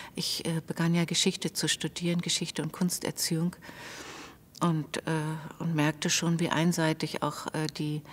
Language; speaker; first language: German; native; German